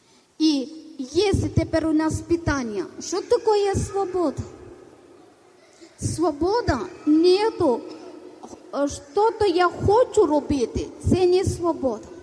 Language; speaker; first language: Ukrainian; non-native, learner; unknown